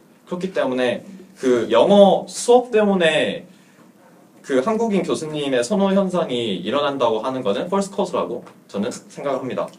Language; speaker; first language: Korean; native; Korean